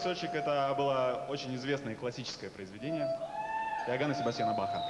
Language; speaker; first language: Russian; native; Russian